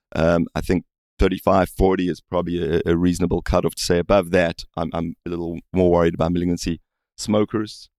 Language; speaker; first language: English; native; English